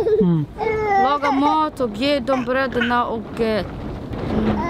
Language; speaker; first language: Swedish; early bilingual, other home language; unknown